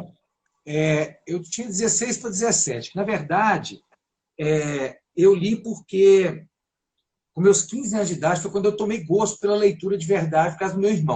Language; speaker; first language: Portuguese; native; Portuguese